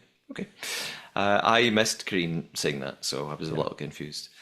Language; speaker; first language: English; native; English